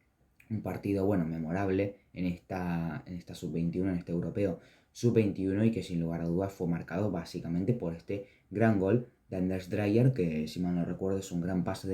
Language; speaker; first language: Spanish; native; Spanish